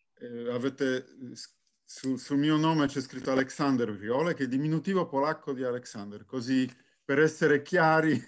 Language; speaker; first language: Italian; non-native, fluent; Polish